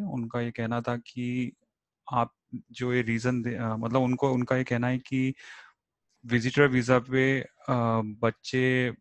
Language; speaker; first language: Hindi; native; Hindi